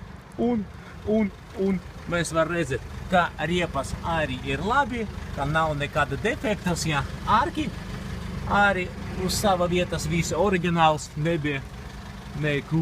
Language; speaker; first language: Latvian; non-native, local second language; Russian